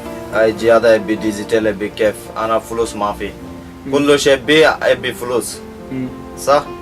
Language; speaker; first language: Arabic; non-native, learner; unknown